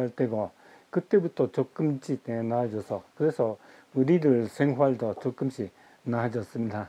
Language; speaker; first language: Korean; early bilingual, heritage; Japanese